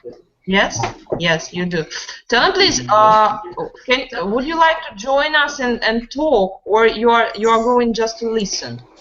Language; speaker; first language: English; non-native, fluent; Russian